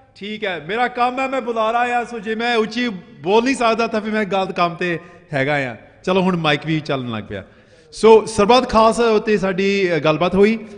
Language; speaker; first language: Punjabi; early bilingual, heritage; Punjabi